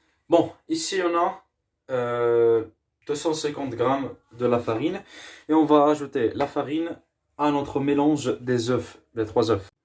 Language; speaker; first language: French; non-native, learner; Arabic